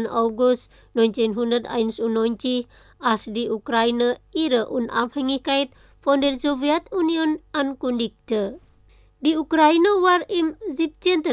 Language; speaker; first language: German; non-native, fluent; Indonesian